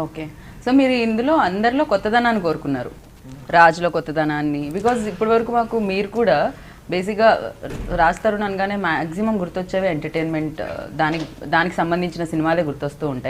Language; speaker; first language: Telugu; native; Telugu